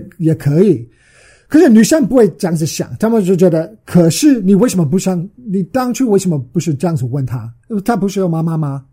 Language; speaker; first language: Chinese; early bilingual, heritage; Chinese